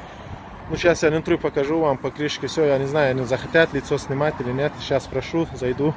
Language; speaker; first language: Russian; non-native, local second language; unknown